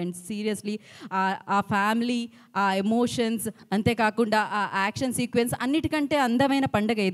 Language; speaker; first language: Telugu; native; Telugu